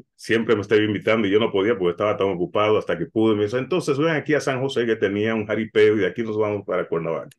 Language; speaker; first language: Spanish; native; Spanish